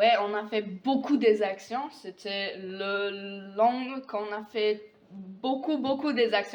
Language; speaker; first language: French; non-native, fluent; Polish